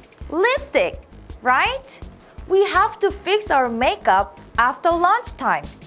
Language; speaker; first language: English; non-native, fluent; Korean